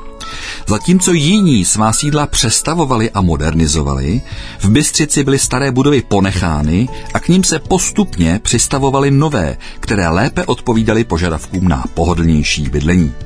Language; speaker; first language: Czech; native; Czech